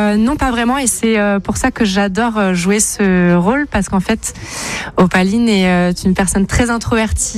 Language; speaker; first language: French; native; French